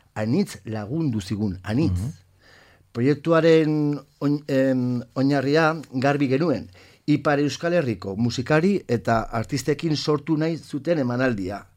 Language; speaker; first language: Basque; non-native, local second language; Spanish